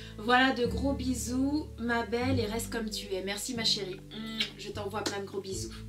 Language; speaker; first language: French; early bilingual, other home language; Portuguese